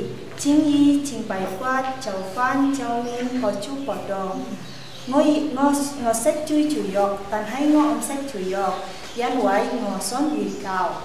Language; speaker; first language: Cantonese; non-native, learner; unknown